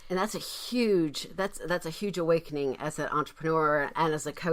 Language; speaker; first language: English; native; English